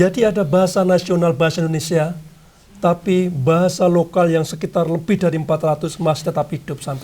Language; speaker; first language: Indonesian; non-native, local second language; Javanese